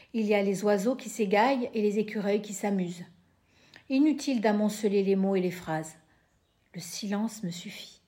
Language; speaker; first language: French; native; French